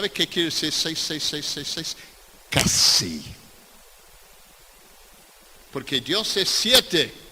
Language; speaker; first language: Spanish; non-native, fluent; English